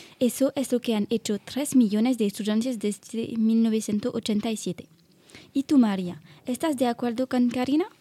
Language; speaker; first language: Spanish; non-native, learner; French